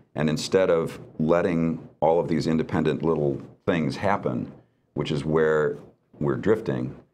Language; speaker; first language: English; native; English